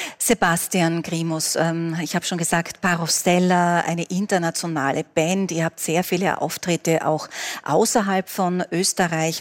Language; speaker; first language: German; native; German